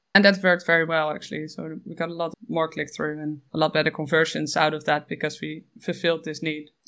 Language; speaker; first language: English; non-native, fluent; Dutch